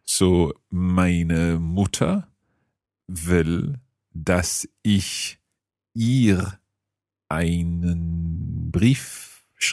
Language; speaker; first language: German; non-native, learner; English